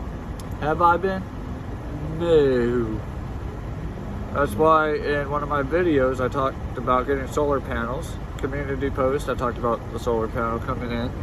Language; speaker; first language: English; native; English